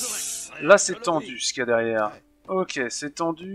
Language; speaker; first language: French; native; French